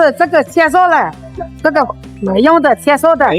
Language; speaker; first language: Chinese; native; Chinese